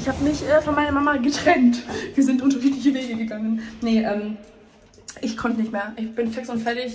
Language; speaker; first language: German; native; German